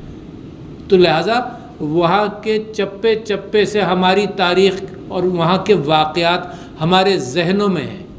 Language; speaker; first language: Urdu; native; Urdu